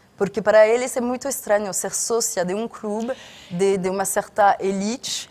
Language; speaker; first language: Portuguese; non-native, fluent; French